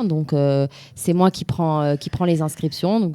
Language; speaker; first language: French; native; French